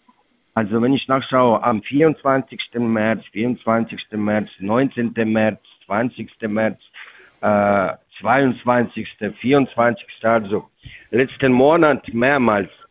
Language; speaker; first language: German; non-native, fluent; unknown